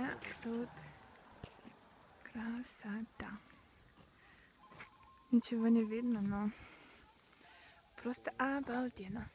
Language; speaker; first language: Russian; early bilingual, heritage; Russian